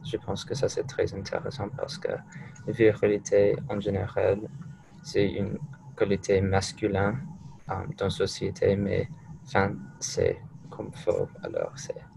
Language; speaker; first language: French; non-native, learner; English